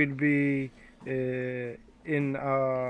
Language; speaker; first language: English; non-native, learner; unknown